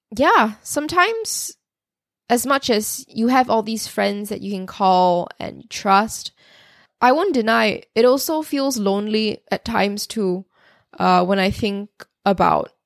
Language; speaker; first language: English; native; English